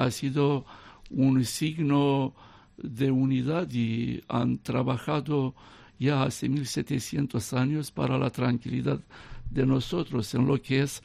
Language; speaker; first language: Spanish; non-native, fluent; Romanian